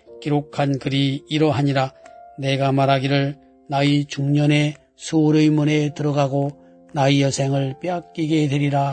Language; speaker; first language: Korean; native; Korean